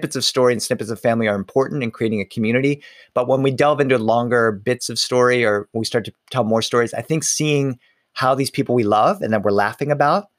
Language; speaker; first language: English; early bilingual, other home language; Spanish